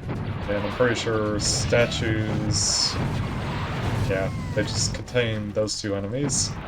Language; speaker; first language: English; native; English